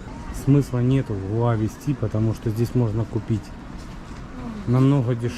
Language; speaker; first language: Russian; native; Russian